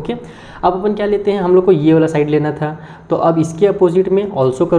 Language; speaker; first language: Hindi; native; Hindi